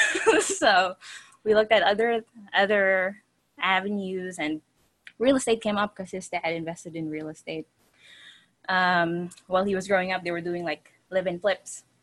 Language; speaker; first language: English; non-native, local second language; Filipino